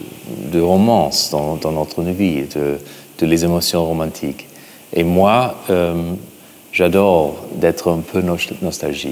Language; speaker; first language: French; non-native, fluent; English